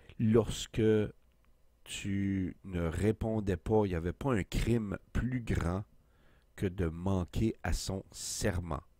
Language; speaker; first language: French; native; French